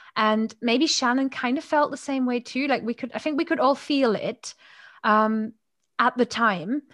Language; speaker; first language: English; non-native, fluent; German